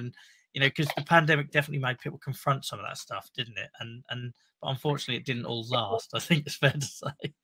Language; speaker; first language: English; native; English